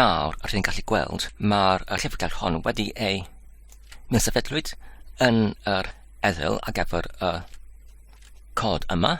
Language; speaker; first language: Welsh; non-native, learner; English